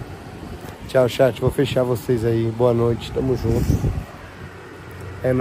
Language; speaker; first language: Portuguese; native; Portuguese